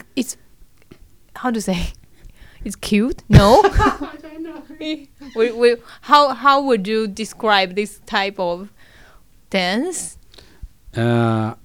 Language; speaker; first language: English; non-native, learner; Chinese